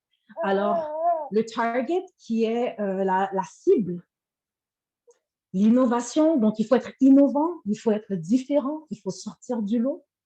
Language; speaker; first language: French; native; French